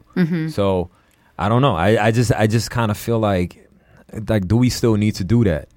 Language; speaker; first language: English; early bilingual, other home language; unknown